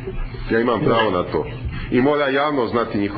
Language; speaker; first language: Bosnian; native; Bosnian